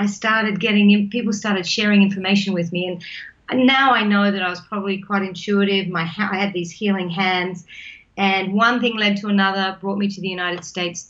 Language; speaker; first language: English; native; English